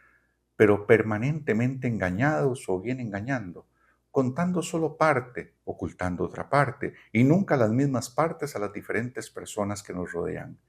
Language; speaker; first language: Spanish; native; Spanish